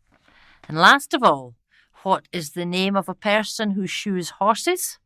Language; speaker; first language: English; native; English